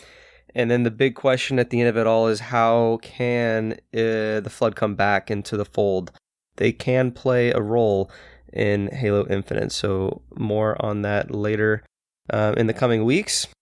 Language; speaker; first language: English; native; English